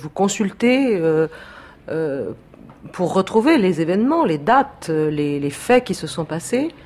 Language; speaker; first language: French; native; French